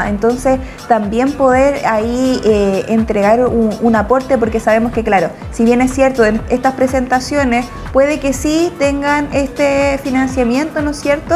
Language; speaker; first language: Spanish; native; Spanish